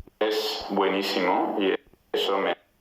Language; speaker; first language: Spanish; non-native, fluent; Italian